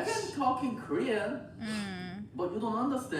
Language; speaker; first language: English; non-native, learner; Korean